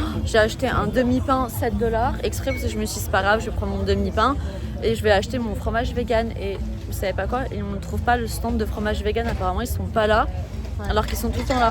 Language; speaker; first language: French; native; French